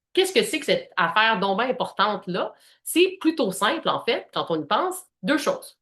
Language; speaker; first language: French; native; French